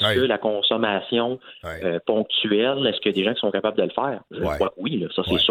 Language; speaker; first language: French; native; French